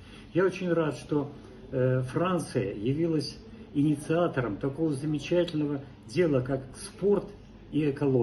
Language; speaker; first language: Russian; native; Russian